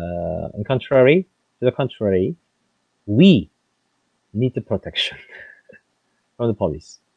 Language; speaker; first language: English; non-native, fluent; French